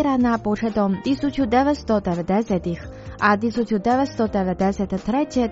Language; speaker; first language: Croatian; non-native, fluent; Chinese